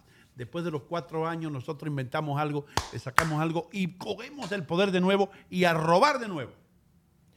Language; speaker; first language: Spanish; native; Spanish